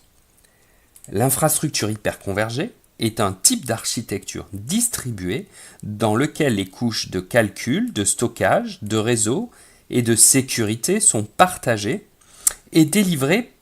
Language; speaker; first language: French; native; French